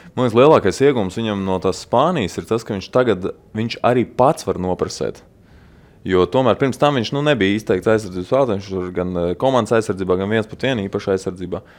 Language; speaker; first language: Latvian; native; Latvian